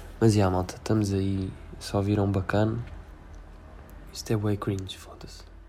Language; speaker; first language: Portuguese; native; Portuguese